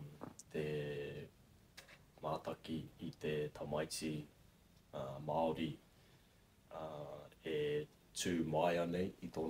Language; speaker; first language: Māori; non-native, local second language; English